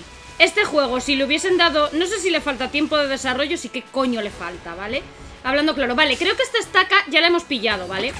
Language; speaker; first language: Spanish; native; Spanish